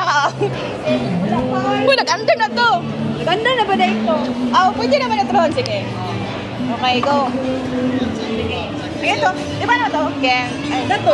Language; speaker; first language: Filipino; non-native, local second language; Cebuano